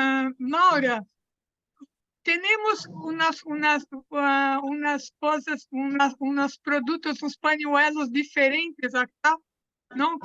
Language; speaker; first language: Spanish; non-native, fluent; Portuguese